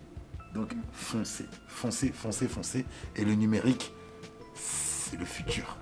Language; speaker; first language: French; native; French